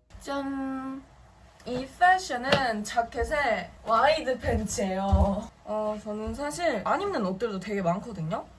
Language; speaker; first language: Korean; native; Korean